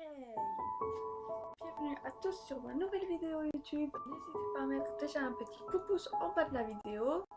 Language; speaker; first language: French; early bilingual, other home language; Polish